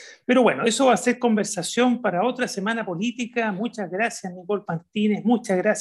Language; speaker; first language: Spanish; native; Spanish